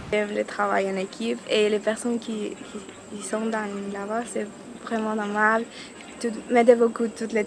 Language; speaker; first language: French; non-native, learner; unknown